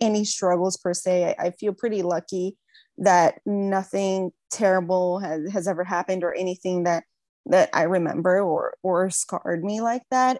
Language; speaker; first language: English; non-native, fluent; Portuguese